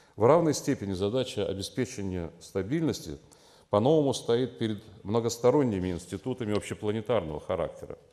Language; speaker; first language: Russian; native; Russian